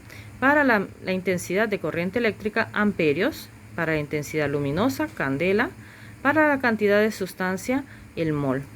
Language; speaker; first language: Spanish; native; Spanish